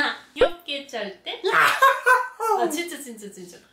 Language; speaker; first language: Korean; non-native, learner; Japanese